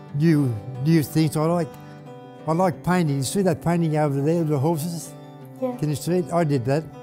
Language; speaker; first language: English; native; English